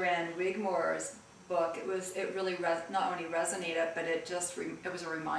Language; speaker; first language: English; early bilingual, other home language; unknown